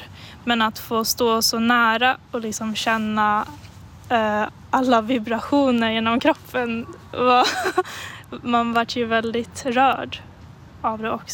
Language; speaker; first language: Swedish; native; Swedish